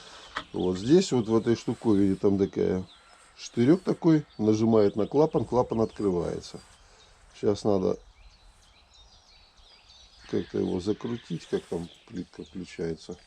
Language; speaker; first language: Russian; native; Russian